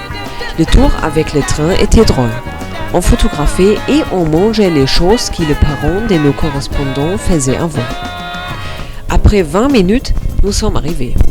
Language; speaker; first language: French; non-native, learner; German